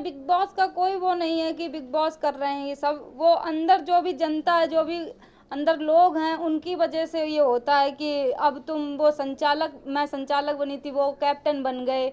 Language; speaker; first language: Hindi; native; Hindi